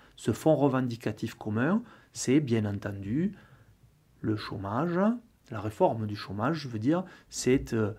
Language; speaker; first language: French; native; French